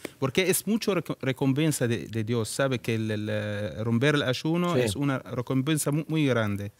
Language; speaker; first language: Spanish; non-native, learner; Arabic